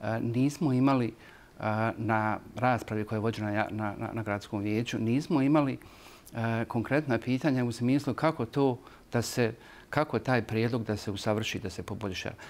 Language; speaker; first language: Croatian; native; Croatian